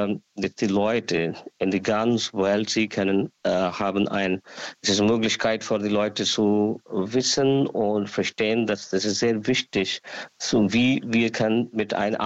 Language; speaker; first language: German; non-native, learner; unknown